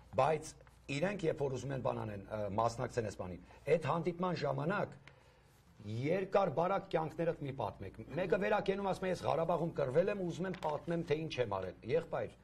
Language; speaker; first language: Armenian; early bilingual, heritage; Armenian